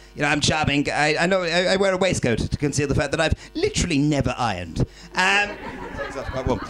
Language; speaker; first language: English; native; English